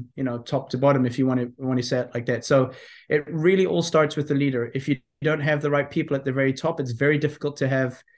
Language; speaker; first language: English; native; English